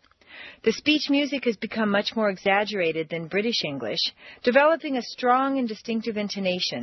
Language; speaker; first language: English; native; English